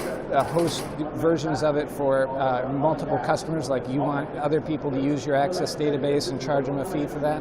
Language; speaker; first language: English; native; English